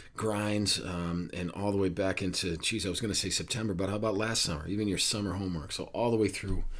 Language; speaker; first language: English; native; English